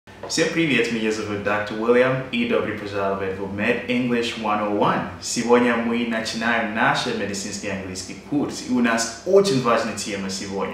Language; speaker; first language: Russian; non-native, fluent; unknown